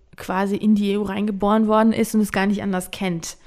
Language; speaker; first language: German; non-native, fluent; Georgian